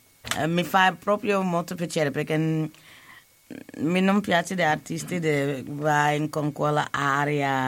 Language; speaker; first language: Italian; non-native, learner; English